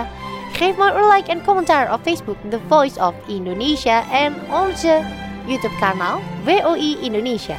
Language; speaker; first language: Dutch; non-native, fluent; Indonesian